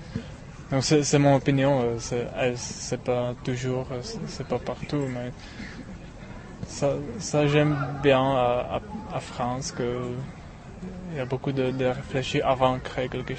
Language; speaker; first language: French; non-native, learner; Czech